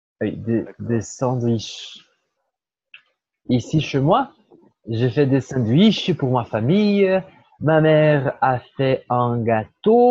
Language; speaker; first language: French; non-native, fluent; Portuguese